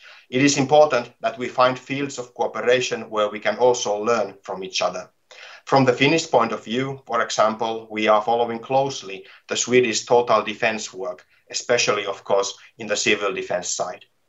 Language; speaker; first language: English; non-native, fluent; Finnish